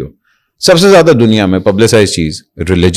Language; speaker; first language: Hindi; non-native, local second language; Punjabi